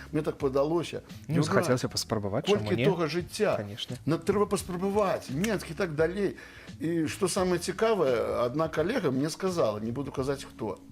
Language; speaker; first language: Belarusian; native; Belarusian